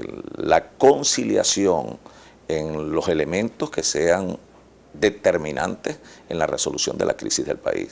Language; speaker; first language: Spanish; native; Spanish